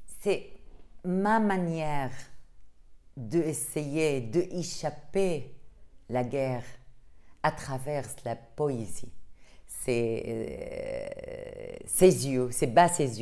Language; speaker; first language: French; non-native, learner; Arabic